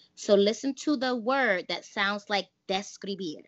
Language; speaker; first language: English; native; English